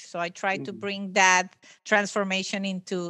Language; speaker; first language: English; non-native, fluent; Italian